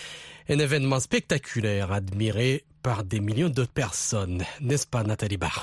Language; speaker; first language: French; non-native, local second language; Rundi